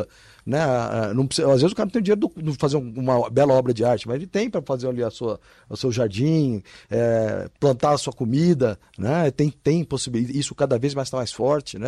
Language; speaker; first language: Portuguese; native; Portuguese